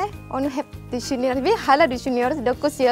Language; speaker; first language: Turkish; non-native, fluent; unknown